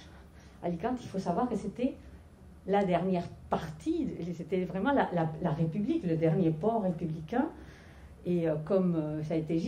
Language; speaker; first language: French; non-native, fluent; Spanish